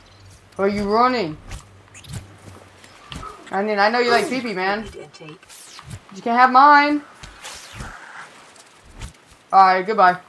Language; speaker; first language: English; native; English